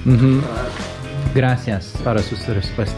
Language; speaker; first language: Spanish; non-native, learner; English